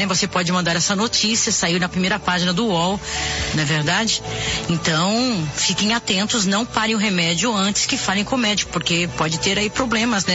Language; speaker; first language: Portuguese; native; Portuguese